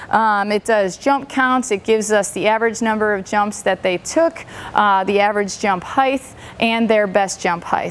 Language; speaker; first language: English; native; English